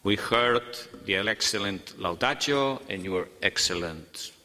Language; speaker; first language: English; non-native, fluent; Catalan